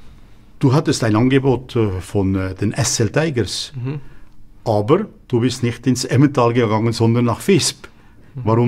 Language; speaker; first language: German; native; German